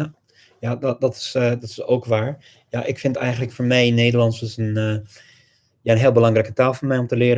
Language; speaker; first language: Dutch; non-native, fluent; English